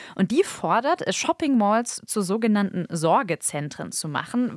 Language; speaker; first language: German; native; German